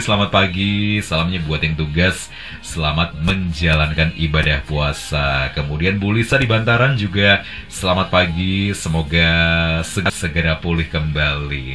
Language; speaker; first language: Indonesian; native; Indonesian